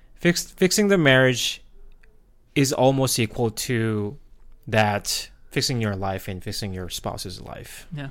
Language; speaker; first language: English; non-native, fluent; Korean